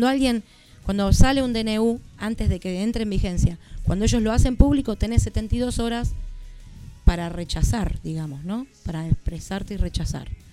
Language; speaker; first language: Spanish; native; Spanish